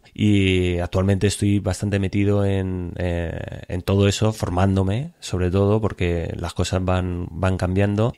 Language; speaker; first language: Spanish; native; Spanish